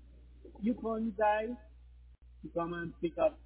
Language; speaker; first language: English; non-native, fluent; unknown